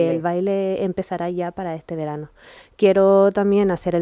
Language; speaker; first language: Spanish; native; Spanish